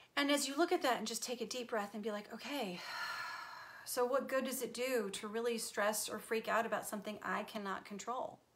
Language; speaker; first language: English; native; English